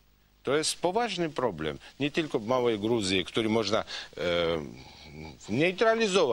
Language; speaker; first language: Polish; non-native, fluent; Georgian